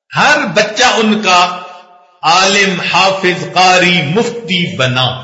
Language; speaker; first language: Urdu; non-native, local second language; Punjabi